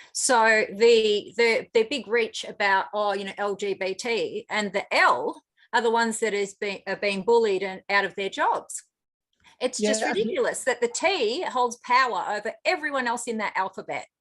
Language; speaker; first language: English; native; English